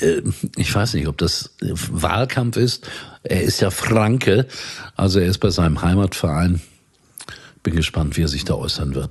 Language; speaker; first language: German; native; German